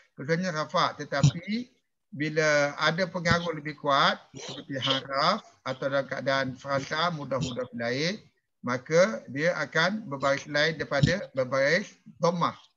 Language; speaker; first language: Malay; native; Malay